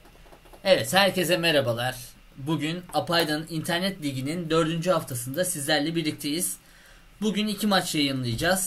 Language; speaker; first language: Turkish; native; Turkish